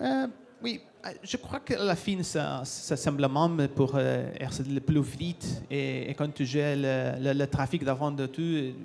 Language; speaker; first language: French; non-native, learner; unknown